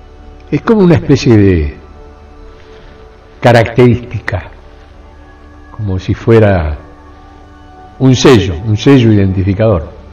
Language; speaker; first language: Spanish; native; Spanish